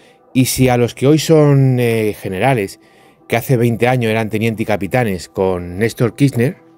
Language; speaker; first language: Spanish; native; Spanish